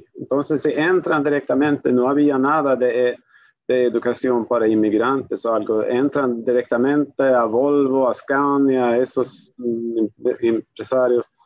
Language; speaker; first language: Spanish; non-native, fluent; Swedish